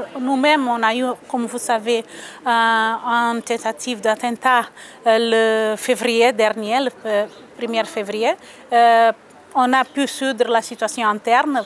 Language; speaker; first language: French; non-native, fluent; Portuguese